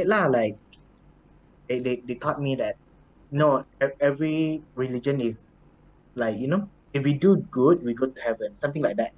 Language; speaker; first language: English; non-native, local second language; Thai